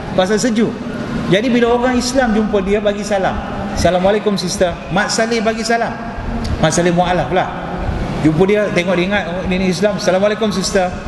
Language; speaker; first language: Malay; non-native, local second language; Tamil